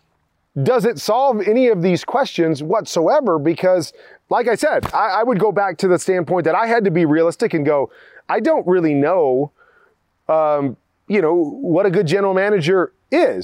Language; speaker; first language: English; native; English